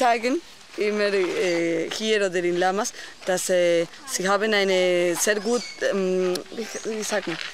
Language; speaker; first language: German; non-native, fluent; Spanish